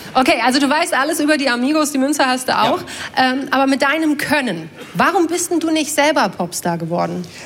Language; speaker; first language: German; native; German